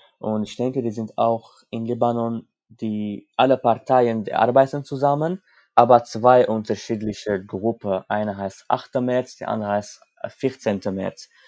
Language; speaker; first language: German; non-native, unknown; Armenian